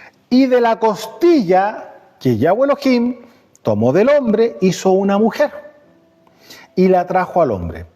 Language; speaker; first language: Spanish; native; Spanish